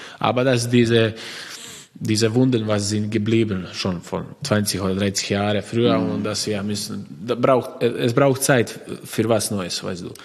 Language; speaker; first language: German; non-native, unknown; Croatian